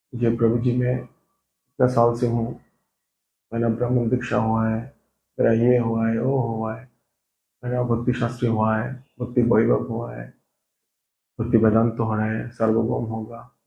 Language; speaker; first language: Hindi; non-native, local second language; Bangla